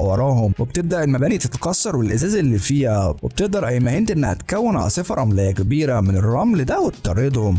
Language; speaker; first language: Arabic; native; Arabic